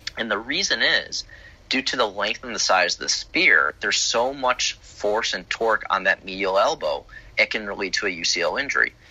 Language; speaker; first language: English; native; English